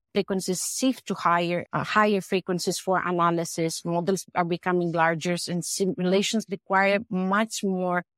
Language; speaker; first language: English; non-native, fluent; Greek